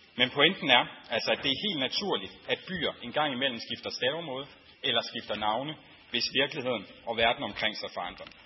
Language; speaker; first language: Danish; native; Danish